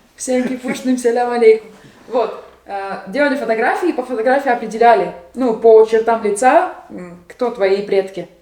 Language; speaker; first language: Russian; non-native, local second language; Crimean Tatar